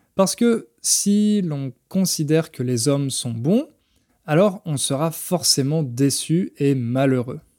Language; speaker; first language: French; native; French